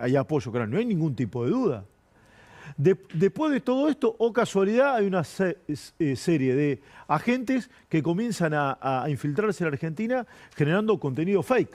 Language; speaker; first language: Spanish; native; Spanish